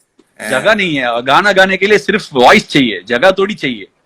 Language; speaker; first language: Hindi; non-native, local second language; Tamil